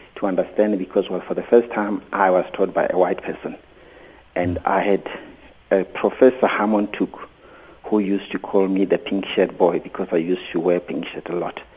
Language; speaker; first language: English; non-native, local second language; Venda